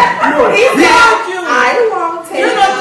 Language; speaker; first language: English; native; English